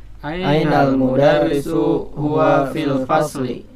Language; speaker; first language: Arabic; non-native, learner; Indonesian